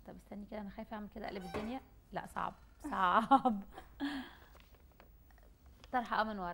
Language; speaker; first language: Arabic; native; Arabic